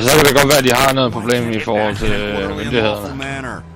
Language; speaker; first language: Danish; native; Danish